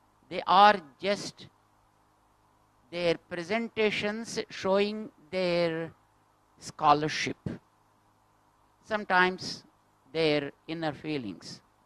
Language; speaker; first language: English; non-native, local second language; Telugu